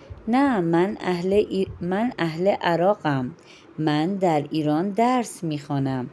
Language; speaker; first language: Persian; non-native, fluent; Urdu